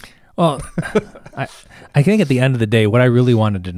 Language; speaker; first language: English; native; English